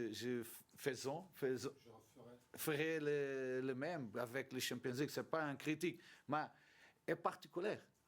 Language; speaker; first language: French; non-native, learner; Portuguese